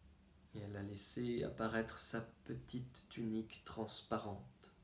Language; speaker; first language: French; native; French